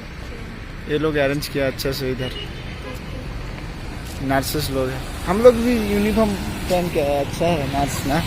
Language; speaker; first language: Hindi; non-native, local second language; Bangla